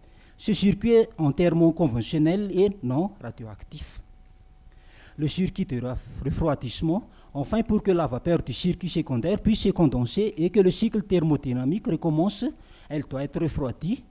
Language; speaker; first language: French; non-native, local second language; Malagasy